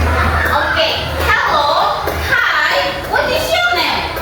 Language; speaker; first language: English; non-native, learner; Indonesian